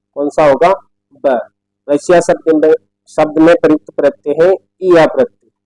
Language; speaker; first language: Hindi; native; Hindi